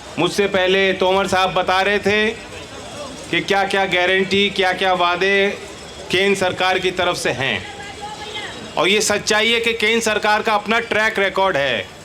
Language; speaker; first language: Hindi; native; Hindi